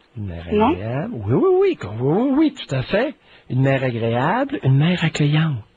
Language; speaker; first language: French; native; French